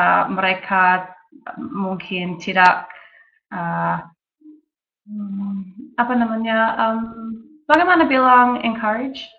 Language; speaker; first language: Indonesian; non-native, learner; English